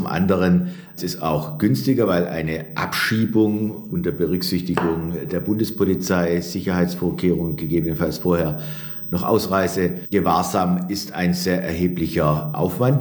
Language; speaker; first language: German; native; German